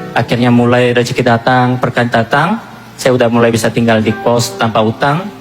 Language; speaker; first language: Indonesian; non-native, fluent; Korean